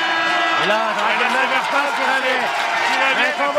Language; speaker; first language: French; native; French